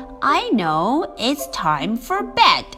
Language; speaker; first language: English; non-native, fluent; Chinese